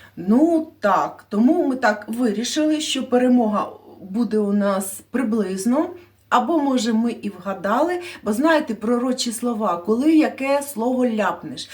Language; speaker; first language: Ukrainian; native; Ukrainian